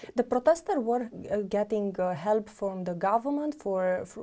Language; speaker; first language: English; non-native, fluent; Romanian